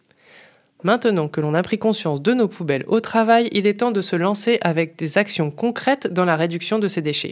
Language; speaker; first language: French; native; French